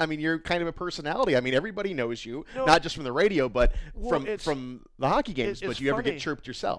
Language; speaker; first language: English; native; English